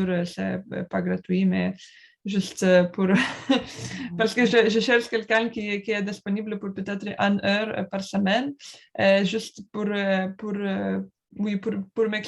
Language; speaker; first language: French; non-native, learner; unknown